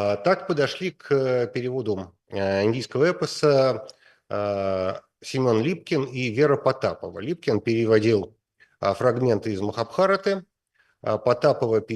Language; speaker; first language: Russian; native; Russian